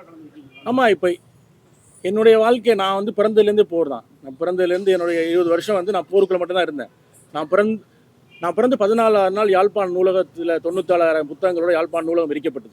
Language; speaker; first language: Tamil; native; Tamil